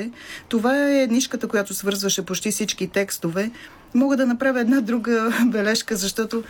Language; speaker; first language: Bulgarian; native; Bulgarian